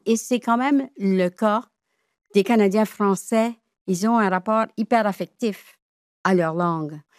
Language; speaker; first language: French; native; French